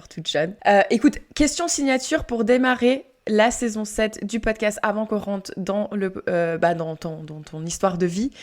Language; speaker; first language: French; native; French